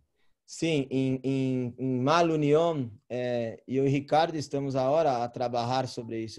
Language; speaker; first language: Spanish; non-native, learner; Portuguese